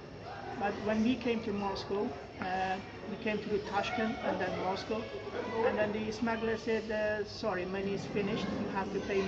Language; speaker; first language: English; non-native, fluent; Persian